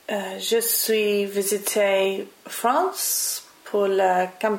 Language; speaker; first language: French; non-native, learner; English